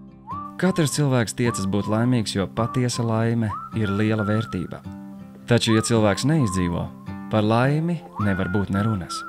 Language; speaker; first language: Latvian; native; Latvian